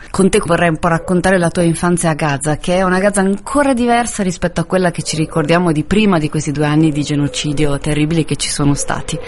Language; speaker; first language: Italian; native; Italian